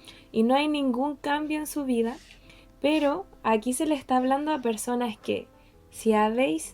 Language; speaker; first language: Spanish; native; Spanish